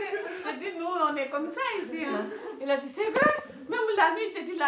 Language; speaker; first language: French; non-native, learner; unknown